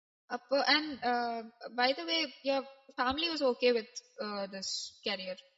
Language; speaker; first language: English; non-native, local second language; Malayalam